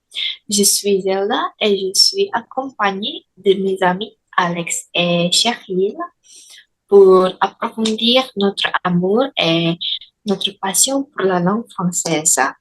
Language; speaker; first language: French; non-native, learner; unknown